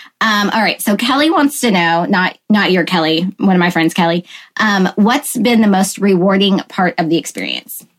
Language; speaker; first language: English; native; English